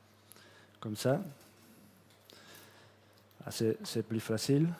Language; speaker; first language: French; non-native, fluent; Catalan